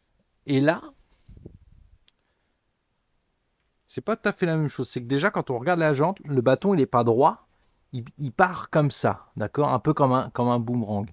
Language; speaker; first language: French; native; French